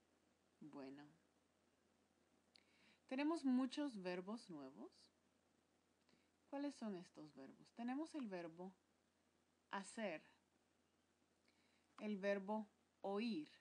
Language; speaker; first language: Spanish; non-native, fluent; English